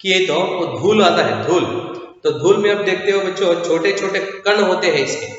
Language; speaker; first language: Hindi; non-native, local second language; Kannada